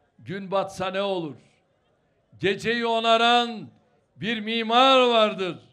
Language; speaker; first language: Turkish; native; Turkish